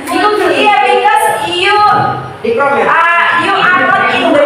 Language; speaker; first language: English; non-native, learner; Indonesian